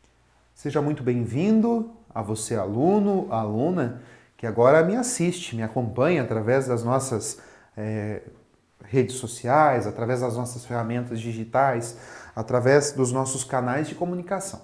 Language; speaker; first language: Portuguese; native; Portuguese